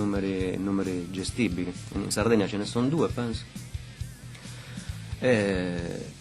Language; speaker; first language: Italian; native; Italian